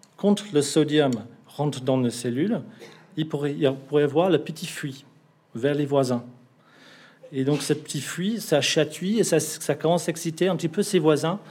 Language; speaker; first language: French; non-native, fluent; English